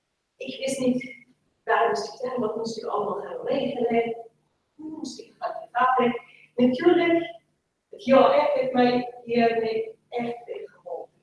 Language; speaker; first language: Dutch; non-native, local second language; Persian